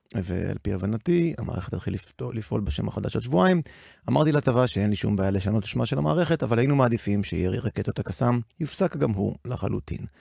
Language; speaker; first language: Hebrew; native; Hebrew